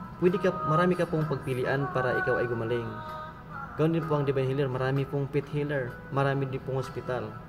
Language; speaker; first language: Filipino; non-native, local second language; Cebuano